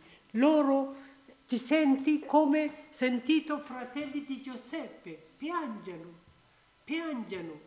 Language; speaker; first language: Italian; non-native, learner; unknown